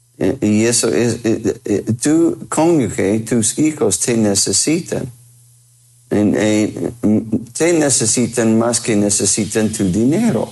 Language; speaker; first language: Spanish; non-native, fluent; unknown